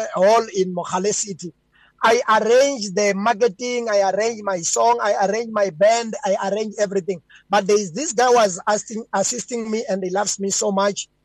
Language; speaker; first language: English; non-native, local second language; Venda